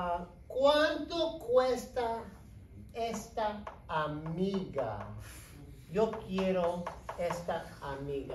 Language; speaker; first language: Spanish; non-native, fluent; English